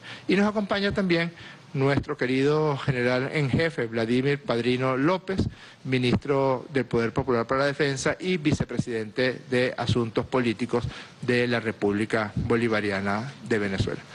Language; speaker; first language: Spanish; native; Spanish